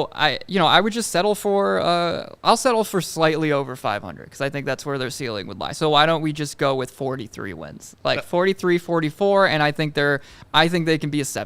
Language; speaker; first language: English; native; English